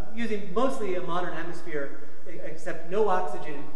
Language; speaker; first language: English; native; English